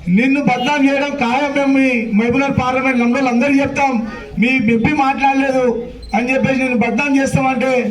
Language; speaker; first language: Telugu; non-native, local second language; Lambadi